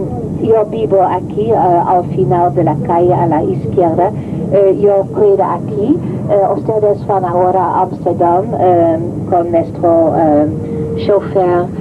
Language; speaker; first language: Spanish; non-native, learner; Dutch